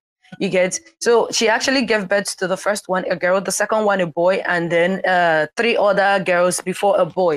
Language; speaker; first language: English; non-native, local second language; Igbo